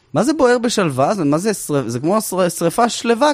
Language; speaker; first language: Hebrew; native; Hebrew